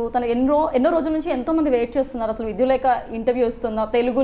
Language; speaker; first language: Telugu; native; Telugu